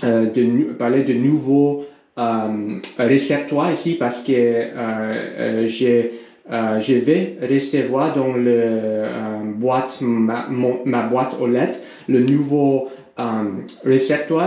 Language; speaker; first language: French; non-native, learner; English